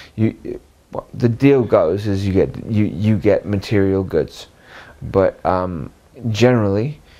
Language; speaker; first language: English; native; English